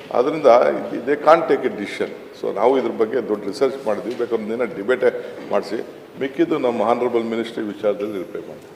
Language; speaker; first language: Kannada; native; Kannada